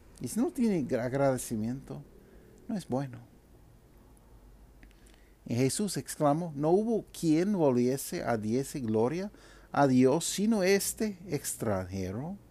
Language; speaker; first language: Spanish; non-native, fluent; English